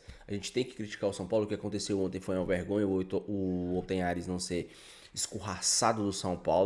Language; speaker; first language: Portuguese; native; Portuguese